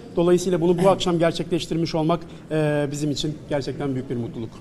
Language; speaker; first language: Turkish; native; Turkish